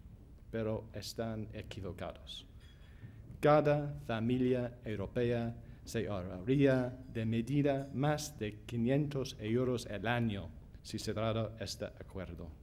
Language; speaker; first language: Spanish; non-native, fluent; English